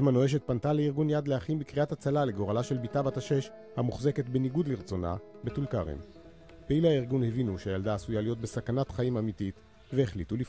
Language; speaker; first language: Hebrew; native; Hebrew